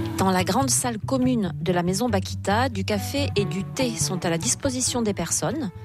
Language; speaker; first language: French; native; French